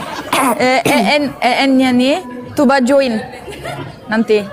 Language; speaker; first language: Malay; non-native, learner; Turkish